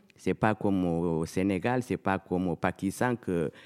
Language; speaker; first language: French; non-native, local second language; Fula